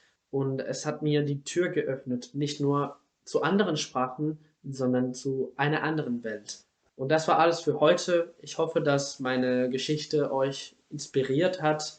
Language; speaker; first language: German; non-native, fluent; Spanish